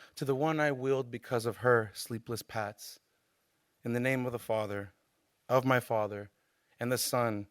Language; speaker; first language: English; native; English